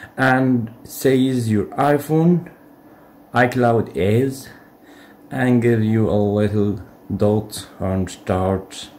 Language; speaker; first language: English; non-native, learner; Arabic